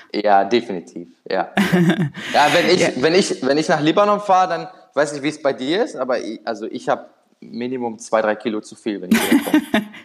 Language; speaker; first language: German; native; German